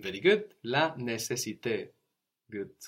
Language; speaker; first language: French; non-native, fluent; English